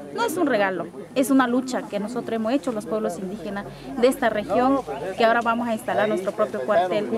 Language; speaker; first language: Spanish; non-native, local second language; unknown